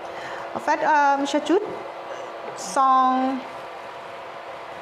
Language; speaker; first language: French; non-native, learner; Thai